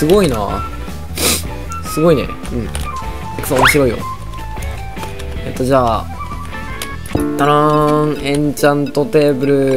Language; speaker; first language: Japanese; native; Japanese